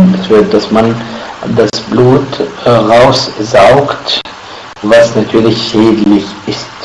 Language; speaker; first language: German; non-native, fluent; Arabic